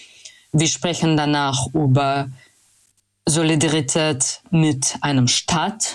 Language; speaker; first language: German; non-native, fluent; Russian